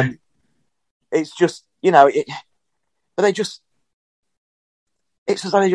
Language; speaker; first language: English; native; English